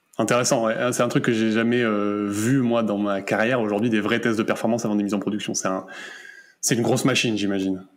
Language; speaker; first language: French; native; French